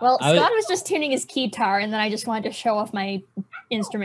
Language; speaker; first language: English; native; English